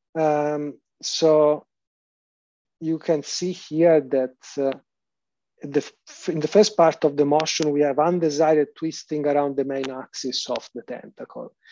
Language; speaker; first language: English; non-native, fluent; Italian